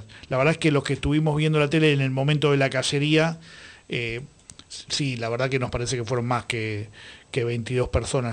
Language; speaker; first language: Spanish; native; Spanish